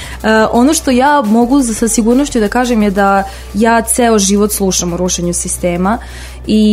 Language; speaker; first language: Serbian; native; Serbian